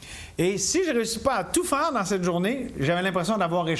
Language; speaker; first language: French; native; French